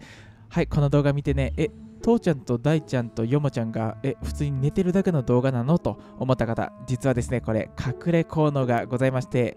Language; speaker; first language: Japanese; native; Japanese